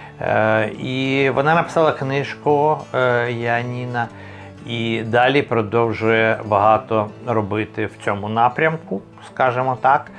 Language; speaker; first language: Ukrainian; native; Ukrainian